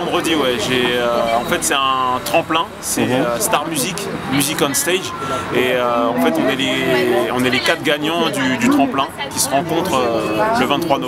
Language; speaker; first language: French; native; French